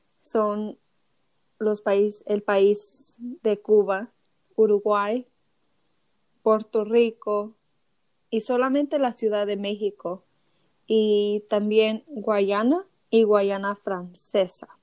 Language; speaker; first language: Spanish; early bilingual, heritage; Spanish